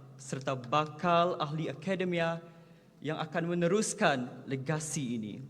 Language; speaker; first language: Malay; non-native, local second language; Iban